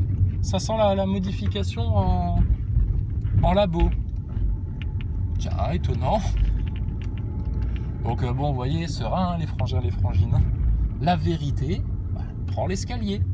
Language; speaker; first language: French; native; French